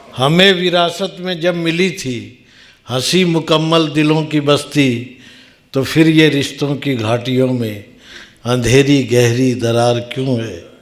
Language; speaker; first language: Hindi; native; Hindi